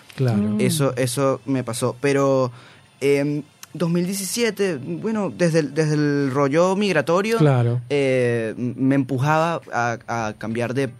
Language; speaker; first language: Spanish; native; Spanish